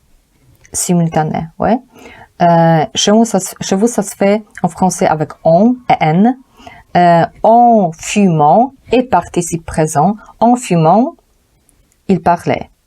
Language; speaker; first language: French; non-native, fluent; Polish